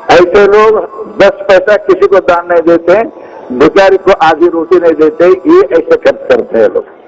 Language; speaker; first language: Hindi; non-native, local second language; Kannada